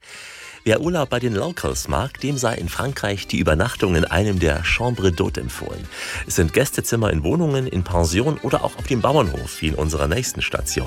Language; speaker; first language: German; native; German